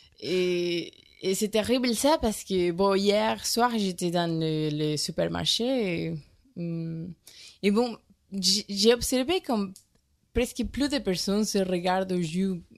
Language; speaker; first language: French; non-native, learner; Spanish